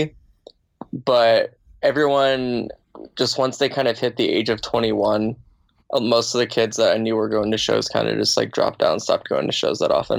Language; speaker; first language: English; native; English